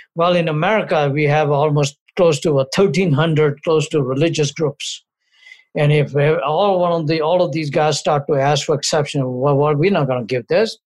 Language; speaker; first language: English; non-native, local second language; Punjabi